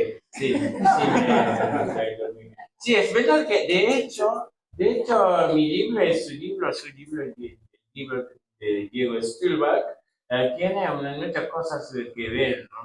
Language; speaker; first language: Spanish; non-native, fluent; Japanese